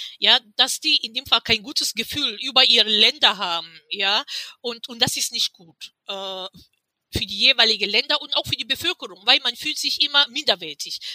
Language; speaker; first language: German; non-native, fluent; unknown